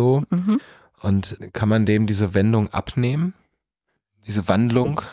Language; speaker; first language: German; native; German